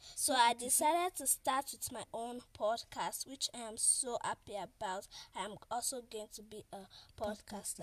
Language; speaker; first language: English; non-native, local second language; Yoruba